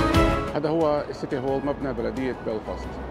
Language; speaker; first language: Arabic; native; Arabic